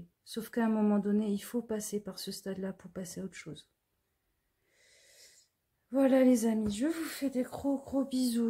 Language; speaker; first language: French; native; French